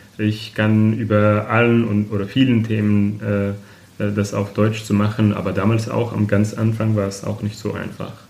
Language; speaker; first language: German; non-native, fluent; Arabic